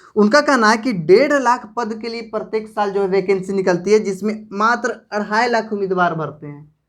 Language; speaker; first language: Hindi; native; Hindi